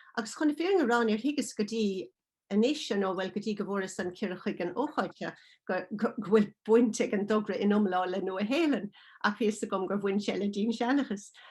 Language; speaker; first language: Irish; non-native, local second language; English